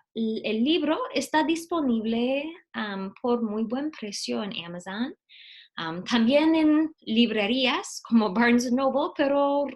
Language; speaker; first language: Spanish; non-native, fluent; English